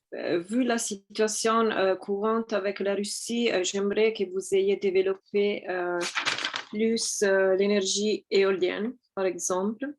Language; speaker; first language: French; non-native, fluent; Italian